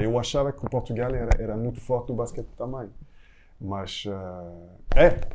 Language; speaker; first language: Portuguese; non-native, fluent; French